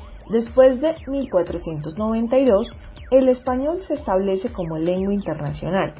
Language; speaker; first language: Spanish; native; Spanish